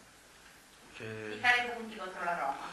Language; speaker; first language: Italian; native; Italian